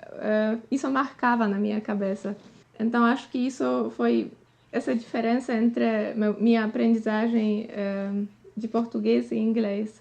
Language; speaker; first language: Portuguese; non-native, fluent; Polish